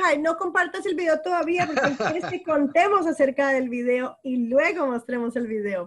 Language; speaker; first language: Spanish; native; Spanish